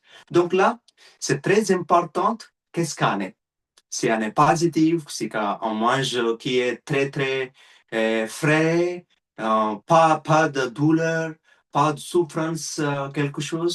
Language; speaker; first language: French; non-native, learner; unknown